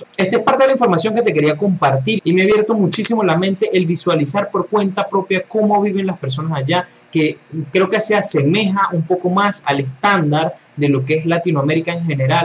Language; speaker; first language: Spanish; native; Spanish